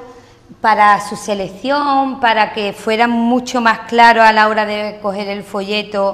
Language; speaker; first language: Spanish; native; Spanish